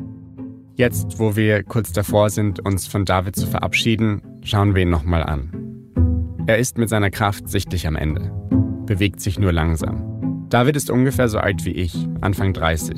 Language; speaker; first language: German; native; German